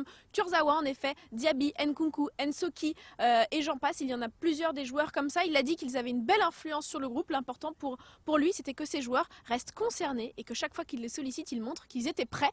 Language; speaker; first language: French; native; French